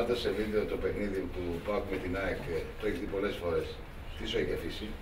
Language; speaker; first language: Greek; native; Greek